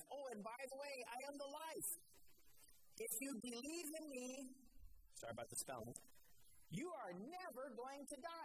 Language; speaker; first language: English; native; English